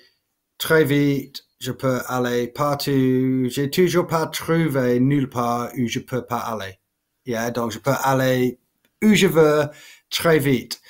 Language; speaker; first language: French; non-native, learner; English